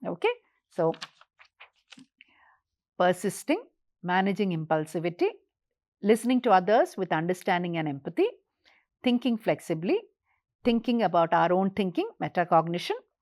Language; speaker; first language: English; non-native, local second language; Malayalam